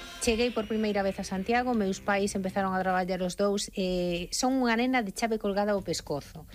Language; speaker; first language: Galician; non-native, local second language; Spanish